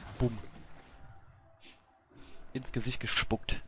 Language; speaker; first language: German; native; German